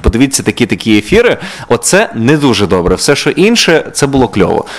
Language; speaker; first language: Ukrainian; native; Ukrainian